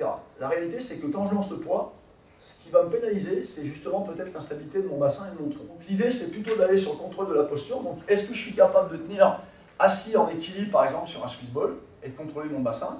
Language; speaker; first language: French; native; French